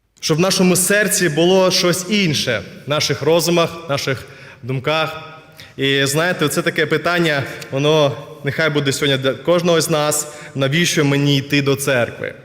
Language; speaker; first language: Ukrainian; non-native, local second language; Russian